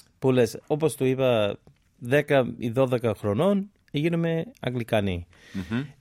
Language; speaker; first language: Greek; non-native, fluent; English